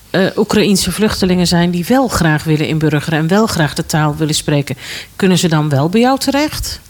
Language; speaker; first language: Dutch; native; Dutch